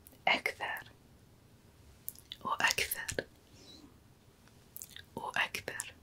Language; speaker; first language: Arabic; native; Arabic